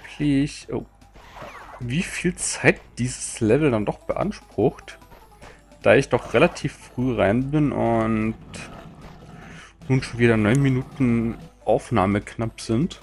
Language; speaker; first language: German; native; German